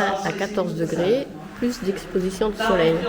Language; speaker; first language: French; native; French